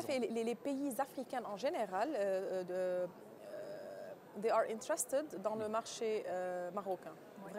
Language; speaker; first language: French; non-native, local second language; Arabic